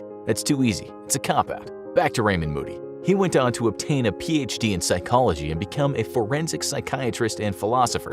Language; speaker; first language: English; native; English